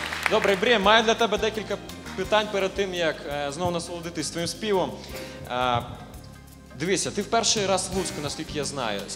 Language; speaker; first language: Ukrainian; native; Ukrainian